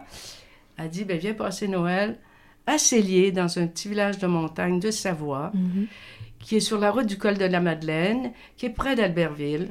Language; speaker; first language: French; native; French